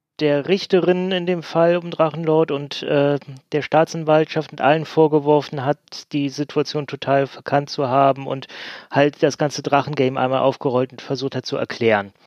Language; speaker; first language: German; native; German